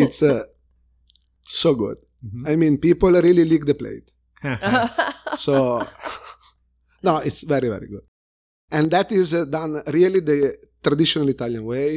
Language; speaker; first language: English; non-native, fluent; Italian